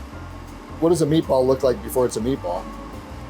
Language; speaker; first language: English; native; English